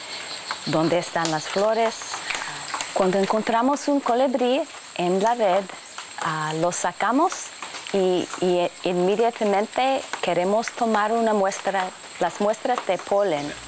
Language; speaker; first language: Spanish; non-native, fluent; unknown